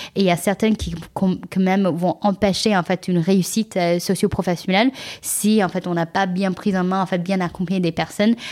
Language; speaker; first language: French; non-native, fluent; English